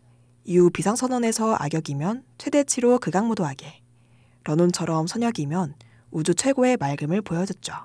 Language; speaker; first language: Korean; native; Korean